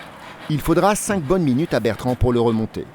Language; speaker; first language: French; native; French